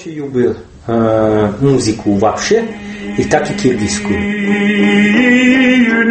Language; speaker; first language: Russian; non-native, learner; Hungarian